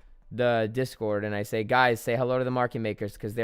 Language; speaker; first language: English; native; English